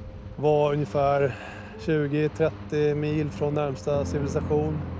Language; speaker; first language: Swedish; native; Swedish